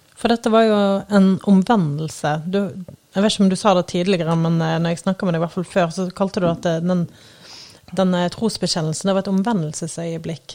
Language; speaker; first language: Norwegian; native; Norwegian